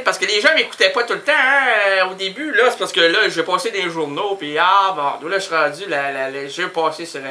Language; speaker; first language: French; native; French